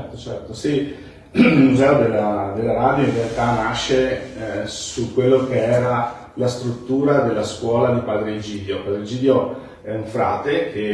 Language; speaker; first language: Italian; native; Italian